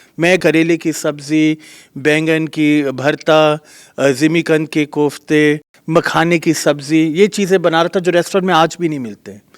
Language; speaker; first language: Hindi; native; Hindi